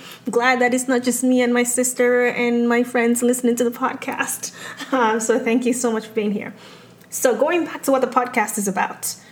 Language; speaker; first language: English; non-native, local second language; Yoruba